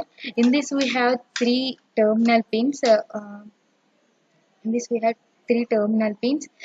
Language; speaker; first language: English; non-native, local second language; Telugu